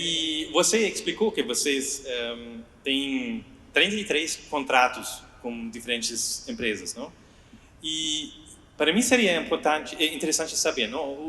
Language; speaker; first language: Portuguese; non-native, fluent; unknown